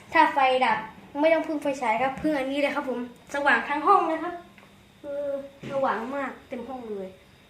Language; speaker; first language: Thai; native; Thai